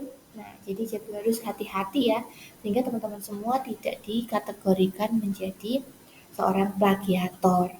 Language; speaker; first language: Indonesian; native; Indonesian